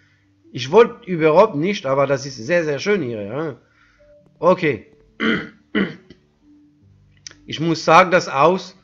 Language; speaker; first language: German; non-native, learner; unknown